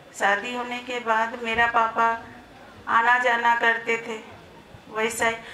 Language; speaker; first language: Hindi; non-native, local second language; Bangla